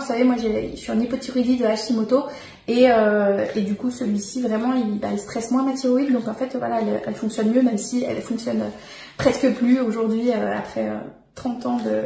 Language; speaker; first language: French; native; French